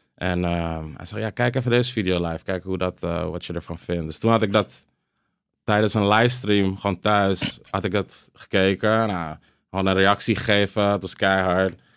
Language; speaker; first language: Dutch; early bilingual, other home language; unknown